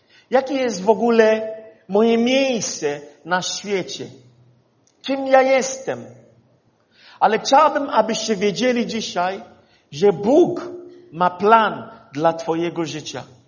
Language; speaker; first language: Polish; non-native, fluent; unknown